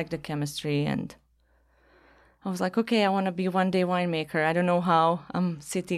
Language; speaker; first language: English; non-native, fluent; Bosnian